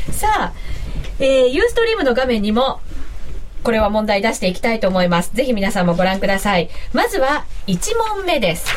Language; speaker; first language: Japanese; native; Japanese